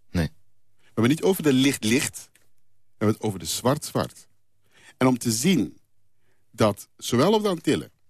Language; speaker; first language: Dutch; non-native, local second language; Papiamento